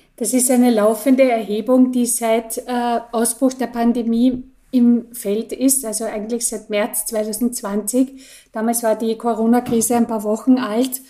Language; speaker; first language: German; native; German